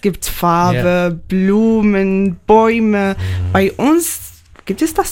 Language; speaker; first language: German; non-native, learner; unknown